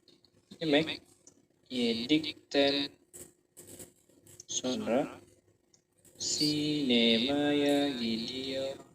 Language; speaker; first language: Turkish; non-native, fluent; Indonesian